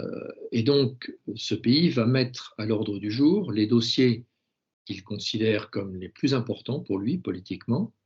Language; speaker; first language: French; native; French